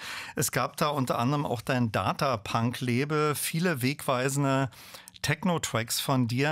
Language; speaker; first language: German; native; German